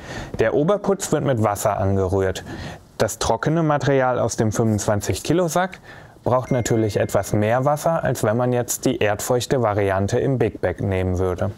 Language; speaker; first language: German; native; German